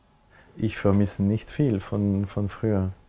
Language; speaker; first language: German; non-native, local second language; French